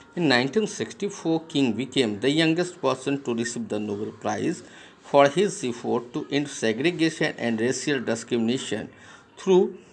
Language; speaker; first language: English; non-native, local second language; Hindi